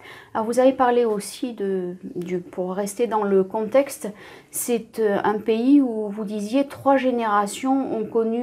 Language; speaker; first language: French; native; French